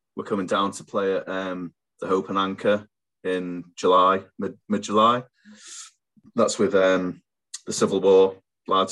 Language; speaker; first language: English; native; English